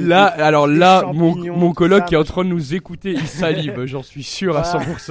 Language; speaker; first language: French; native; French